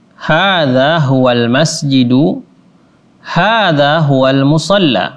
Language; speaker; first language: Arabic; non-native, fluent; Indonesian